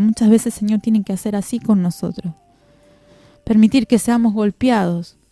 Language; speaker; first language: Spanish; native; Spanish